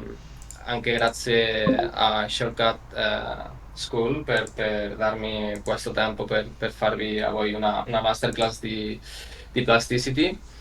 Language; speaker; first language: Italian; non-native, learner; Spanish